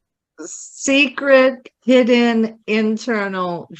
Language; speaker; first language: English; native; English